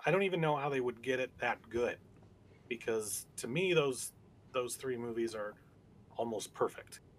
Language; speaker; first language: English; native; English